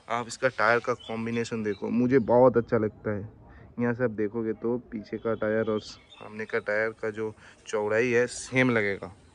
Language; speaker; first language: Hindi; non-native, local second language; Bangla